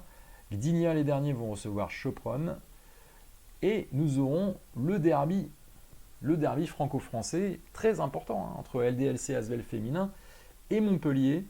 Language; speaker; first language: French; native; French